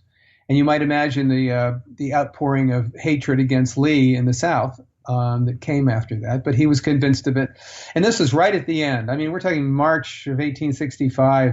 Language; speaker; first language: English; native; English